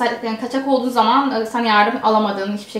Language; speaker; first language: Turkish; native; Turkish